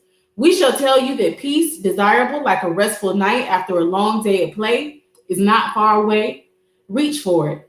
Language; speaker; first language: English; native; English